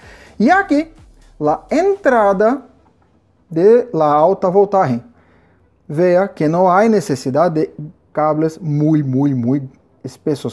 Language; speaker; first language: Spanish; non-native, fluent; Portuguese